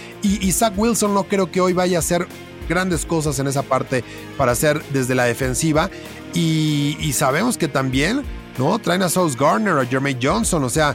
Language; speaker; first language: Spanish; native; Spanish